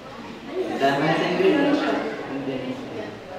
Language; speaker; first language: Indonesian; non-native, fluent; Arabic